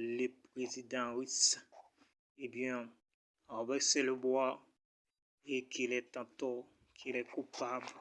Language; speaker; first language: French; non-native, local second language; Haitian Creole